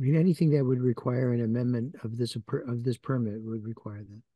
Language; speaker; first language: English; native; English